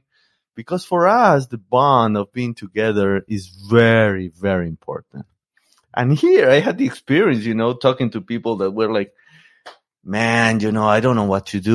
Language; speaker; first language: English; non-native, fluent; Spanish